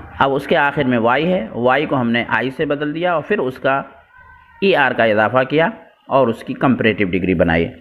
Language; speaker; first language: Urdu; native; Urdu